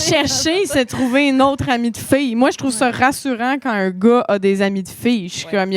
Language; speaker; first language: French; native; French